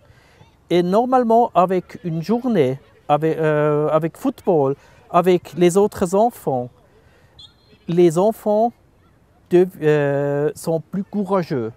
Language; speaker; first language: French; non-native, fluent; German